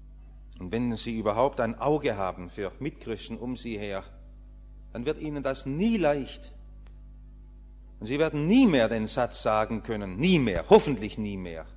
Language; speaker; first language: German; native; German